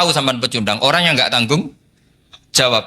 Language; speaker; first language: Indonesian; non-native, local second language; Javanese